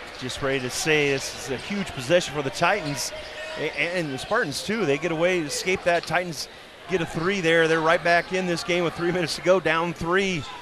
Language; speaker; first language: English; native; English